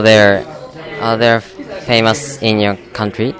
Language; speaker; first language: English; non-native, learner; Japanese